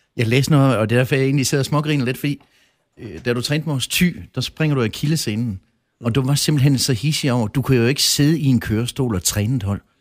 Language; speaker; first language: Danish; native; Danish